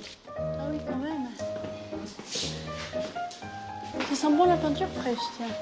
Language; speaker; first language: French; native; French